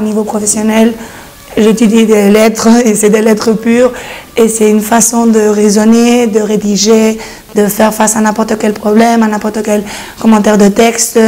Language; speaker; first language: French; non-native, fluent; Spanish